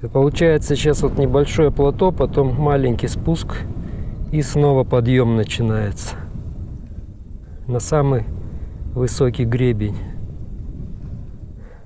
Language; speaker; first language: Russian; native; Russian